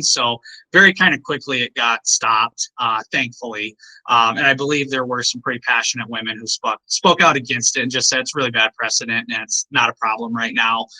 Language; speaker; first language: English; native; English